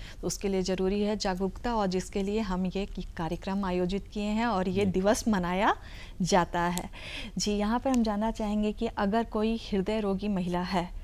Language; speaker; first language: Hindi; native; Hindi